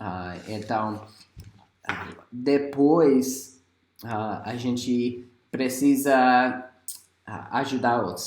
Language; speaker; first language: Portuguese; non-native, fluent; English